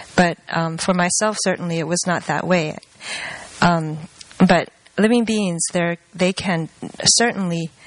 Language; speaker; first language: English; early bilingual, other home language; Chinese